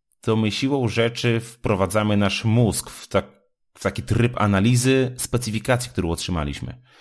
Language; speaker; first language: Polish; native; Polish